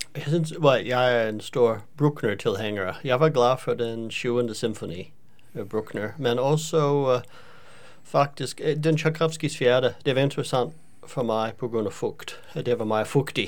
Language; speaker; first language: Danish; non-native, fluent; English